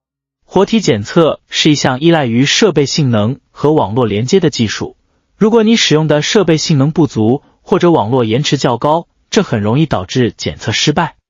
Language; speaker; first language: Chinese; native; Chinese